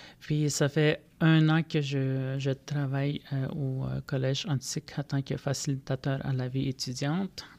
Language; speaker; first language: French; non-native, local second language; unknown